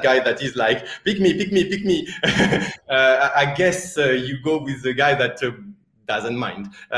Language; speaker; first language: English; non-native, fluent; French